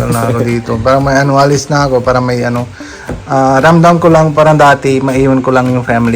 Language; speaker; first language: Filipino; non-native, learner; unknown